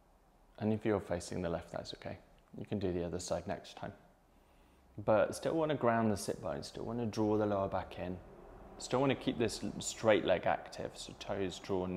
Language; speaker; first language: English; native; English